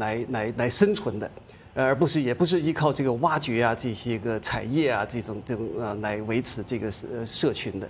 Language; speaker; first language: Chinese; native; Chinese